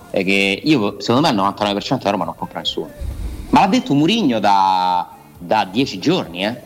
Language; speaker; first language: Italian; native; Italian